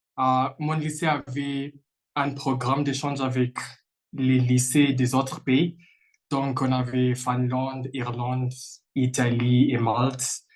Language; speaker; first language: French; non-native, fluent; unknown